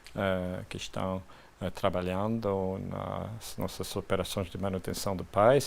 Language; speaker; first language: Portuguese; non-native, fluent; French